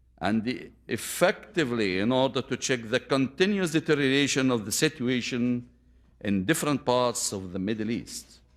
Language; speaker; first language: English; non-native, fluent; Arabic